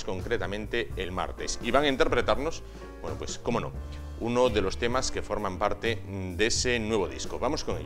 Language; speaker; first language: Spanish; native; Spanish